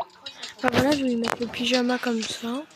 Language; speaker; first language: French; native; French